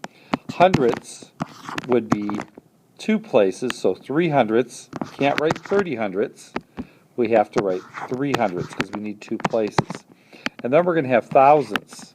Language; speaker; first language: English; native; English